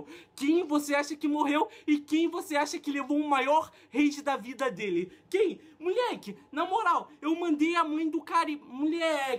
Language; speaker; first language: Portuguese; native; Portuguese